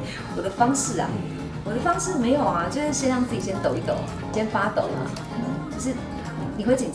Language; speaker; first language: Chinese; native; Chinese